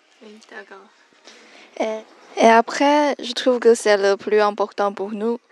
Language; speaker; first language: French; non-native, learner; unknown